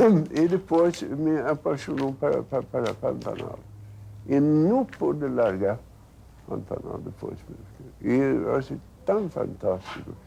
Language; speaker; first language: Portuguese; non-native, learner; Swedish